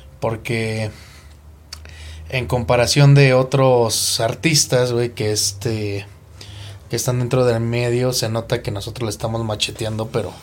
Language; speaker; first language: Spanish; native; Spanish